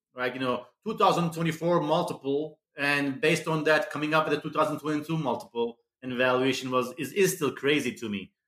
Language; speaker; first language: English; non-native, fluent; Turkish